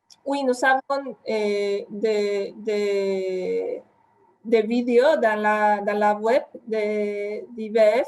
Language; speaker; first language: French; non-native, fluent; Spanish